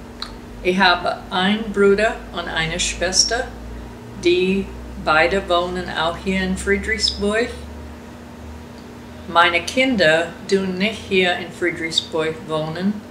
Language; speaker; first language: German; early bilingual, heritage; German